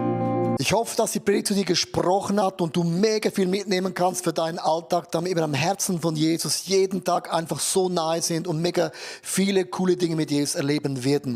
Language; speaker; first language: German; native; German